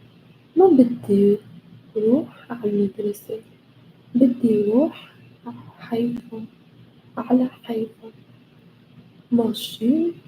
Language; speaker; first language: Arabic; non-native, learner; English